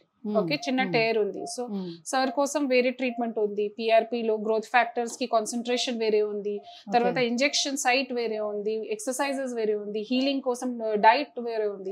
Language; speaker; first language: Telugu; non-native, fluent; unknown